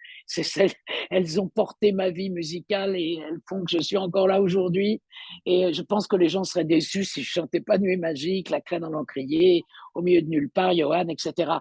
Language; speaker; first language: French; native; French